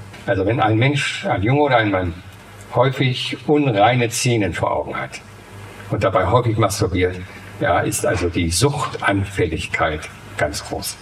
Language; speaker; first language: German; native; German